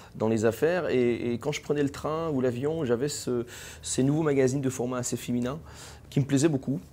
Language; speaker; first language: French; native; French